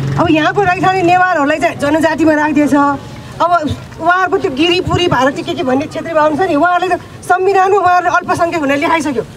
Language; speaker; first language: Nepali; non-native, local second language; Newari